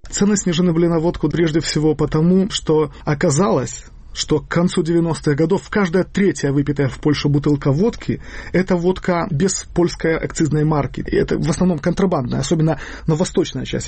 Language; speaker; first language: Russian; native; Russian